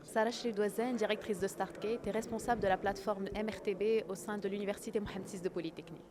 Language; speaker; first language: French; non-native, local second language; Arabic